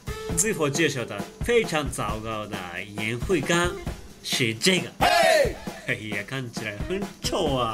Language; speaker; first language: Chinese; non-native, fluent; Japanese